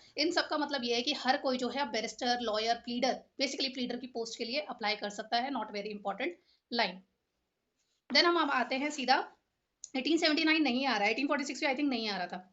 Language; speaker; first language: Hindi; native; Hindi